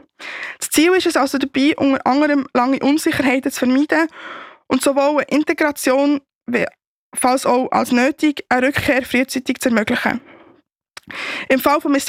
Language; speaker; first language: German; native; German